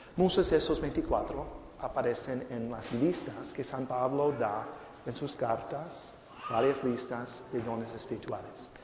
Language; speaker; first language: Spanish; non-native, fluent; English